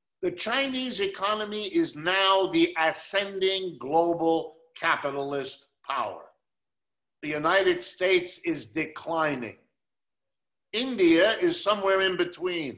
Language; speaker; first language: English; early bilingual, other home language; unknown